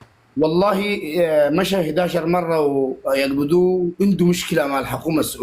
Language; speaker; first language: Arabic; non-native, learner; Oromo